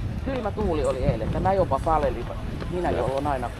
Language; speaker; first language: Finnish; native; Finnish